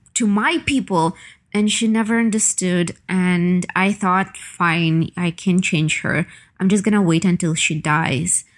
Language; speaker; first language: English; non-native, fluent; Ukrainian